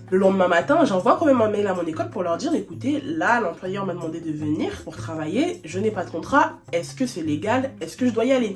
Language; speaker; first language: French; native; French